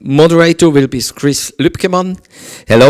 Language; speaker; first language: German; native; German